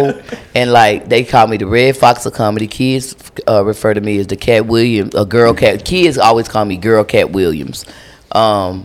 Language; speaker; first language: English; native; English